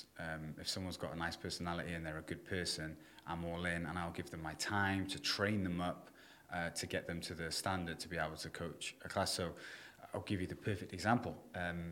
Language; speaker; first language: English; native; English